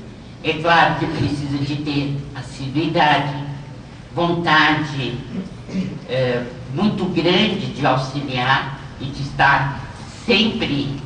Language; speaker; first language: Portuguese; native; Portuguese